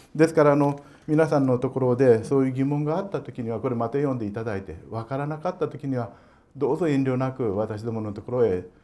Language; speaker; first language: Japanese; native; Japanese